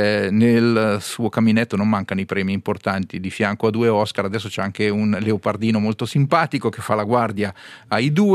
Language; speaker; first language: Italian; native; Italian